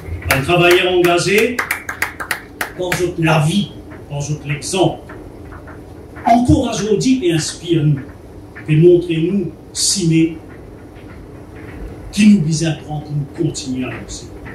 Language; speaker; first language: French; non-native, local second language; Morisyen